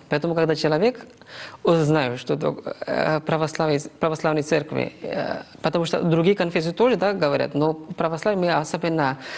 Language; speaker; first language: Russian; non-native, fluent; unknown